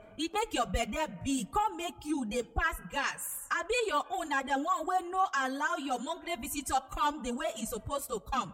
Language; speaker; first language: Nigerian Pidgin; non-native, local second language; Igbo